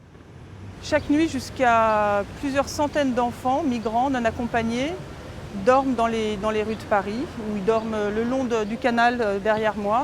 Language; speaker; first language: French; native; French